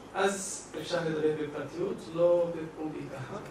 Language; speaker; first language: Hebrew; non-native, fluent; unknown